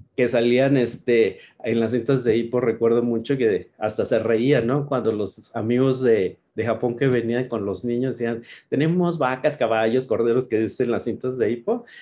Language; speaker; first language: Spanish; native; Spanish